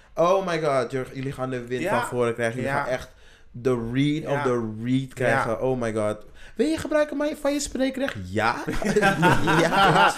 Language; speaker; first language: Dutch; native; Dutch